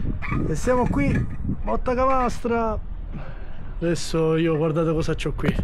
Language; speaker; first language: Italian; native; Italian